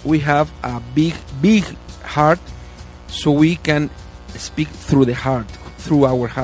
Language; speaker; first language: English; non-native, learner; Spanish